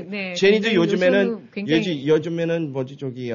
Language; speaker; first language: Korean; early bilingual, heritage; Korean